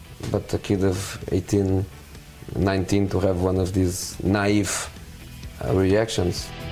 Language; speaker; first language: English; non-native, fluent; Italian